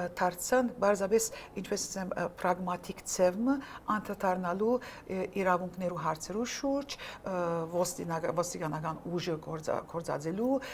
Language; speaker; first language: Armenian; early bilingual, heritage; Armenian